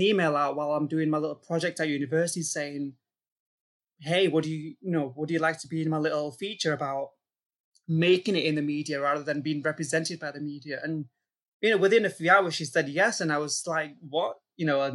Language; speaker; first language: English; native; English